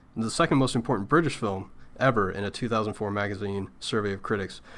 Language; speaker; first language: English; native; English